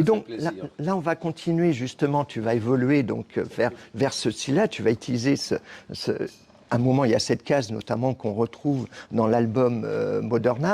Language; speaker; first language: French; native; French